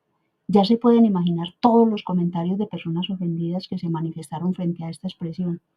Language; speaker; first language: Spanish; native; Spanish